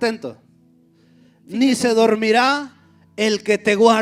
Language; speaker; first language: Spanish; native; Spanish